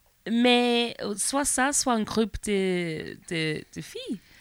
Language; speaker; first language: French; non-native, learner; English